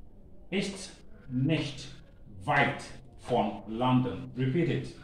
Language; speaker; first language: German; non-native, learner; Akan